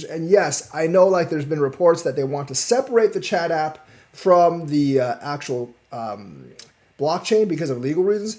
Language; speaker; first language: English; native; English